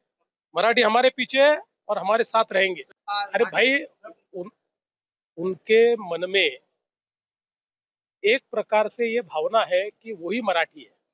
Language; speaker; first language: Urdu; non-native, local second language; Marathi